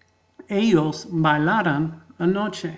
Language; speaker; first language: Spanish; non-native, fluent; English